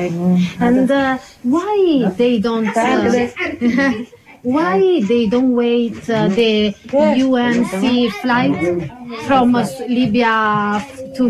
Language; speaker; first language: English; non-native, learner; Italian